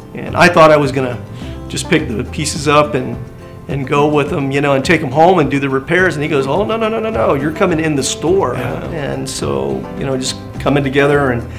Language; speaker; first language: English; native; English